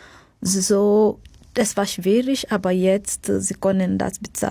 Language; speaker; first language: German; non-native, fluent; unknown